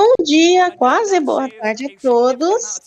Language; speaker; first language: Portuguese; native; Portuguese